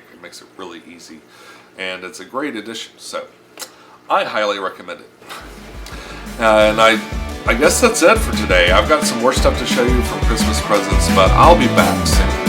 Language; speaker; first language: English; native; English